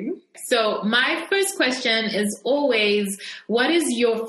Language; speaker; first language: English; non-native, local second language; Bemba